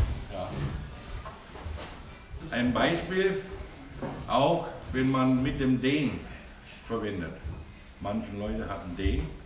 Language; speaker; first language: German; non-native, learner; Thai